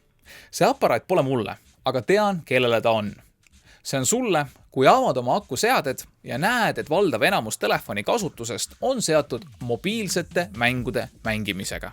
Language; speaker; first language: Estonian; native; Estonian